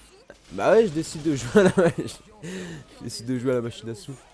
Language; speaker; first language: French; native; French